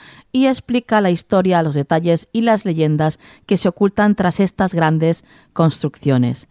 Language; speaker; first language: Spanish; native; Spanish